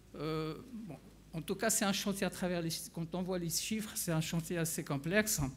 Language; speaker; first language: French; non-native, local second language; Arabic